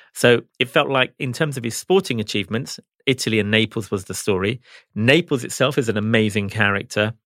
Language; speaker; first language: English; native; English